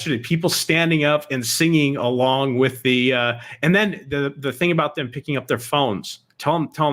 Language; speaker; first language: English; native; English